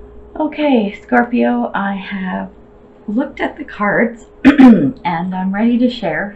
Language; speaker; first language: English; native; English